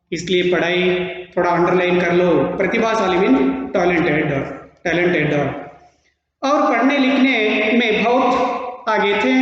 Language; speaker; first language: Hindi; non-native, local second language; Kannada